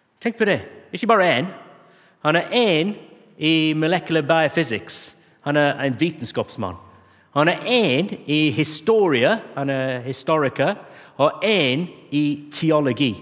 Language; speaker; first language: Norwegian; non-native, fluent; English